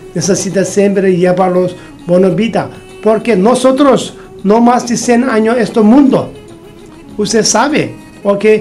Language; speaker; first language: Spanish; non-native, learner; Tibetan